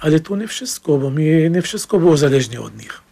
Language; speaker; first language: Polish; non-native, fluent; Arabic